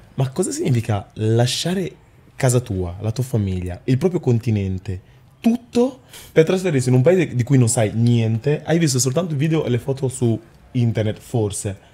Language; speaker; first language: Italian; early bilingual, other home language; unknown